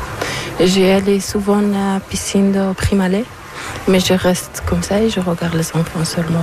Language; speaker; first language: French; non-native, learner; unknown